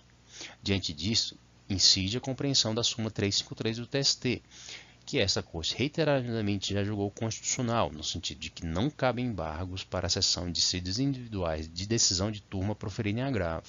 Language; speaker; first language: Portuguese; native; Portuguese